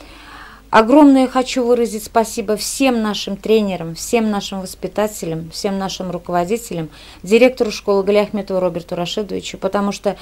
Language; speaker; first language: Russian; native; Russian